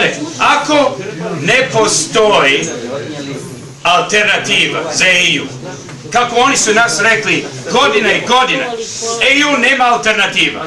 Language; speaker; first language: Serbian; early bilingual, heritage; Serbian